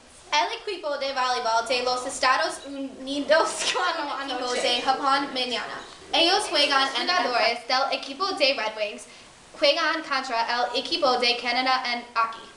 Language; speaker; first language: Spanish; non-native, learner; English